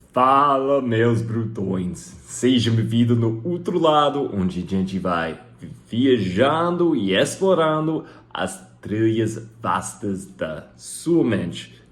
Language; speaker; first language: Portuguese; non-native, fluent; English